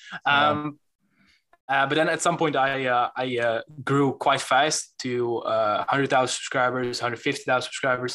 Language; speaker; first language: English; non-native, fluent; Dutch